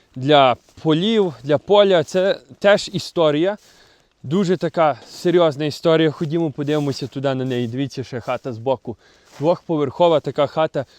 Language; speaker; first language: Ukrainian; native; Ukrainian